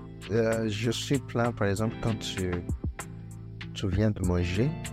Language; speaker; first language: French; non-native, fluent; Yoruba